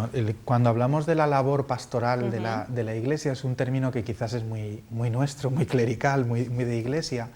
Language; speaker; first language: Spanish; native; Spanish